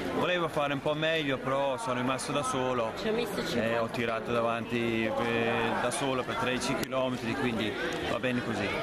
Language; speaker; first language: Italian; non-native, fluent; English